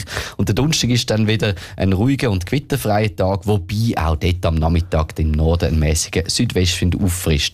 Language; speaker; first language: German; native; German